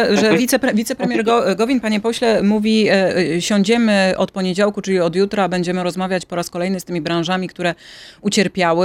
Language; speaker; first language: Polish; native; Polish